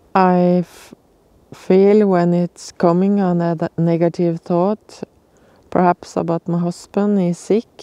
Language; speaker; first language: English; non-native, learner; Norwegian